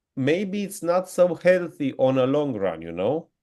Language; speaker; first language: English; non-native, fluent; Romanian